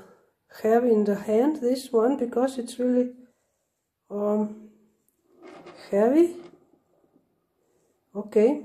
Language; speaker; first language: English; non-native, learner; Slovenian